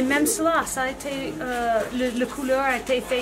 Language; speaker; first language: French; non-native, fluent; English